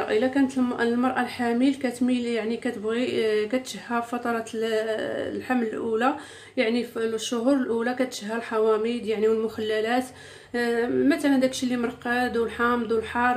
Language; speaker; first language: Arabic; native; Arabic